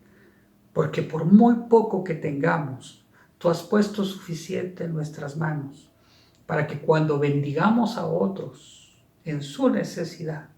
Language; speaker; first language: Spanish; native; Spanish